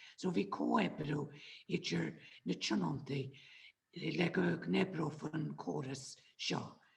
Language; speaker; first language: Irish; native; Irish